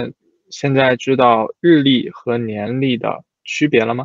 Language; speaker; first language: Chinese; native; Chinese